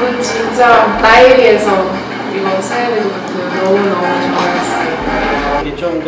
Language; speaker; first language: Korean; non-native, fluent; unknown